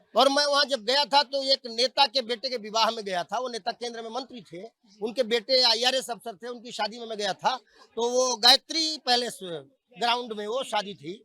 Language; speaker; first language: Hindi; native; Hindi